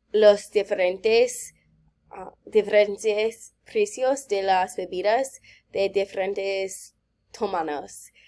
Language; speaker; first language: Spanish; non-native, learner; English